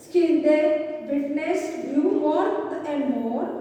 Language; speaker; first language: English; non-native, local second language; Hindi